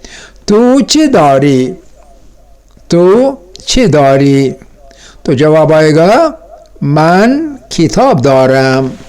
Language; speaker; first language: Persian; non-native, fluent; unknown